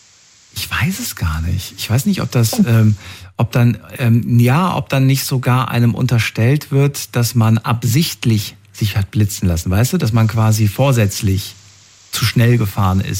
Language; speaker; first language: German; native; German